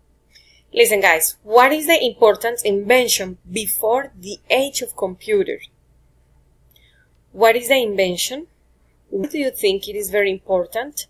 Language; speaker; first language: English; non-native, fluent; Spanish